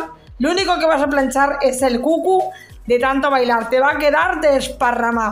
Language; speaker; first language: Spanish; native; Spanish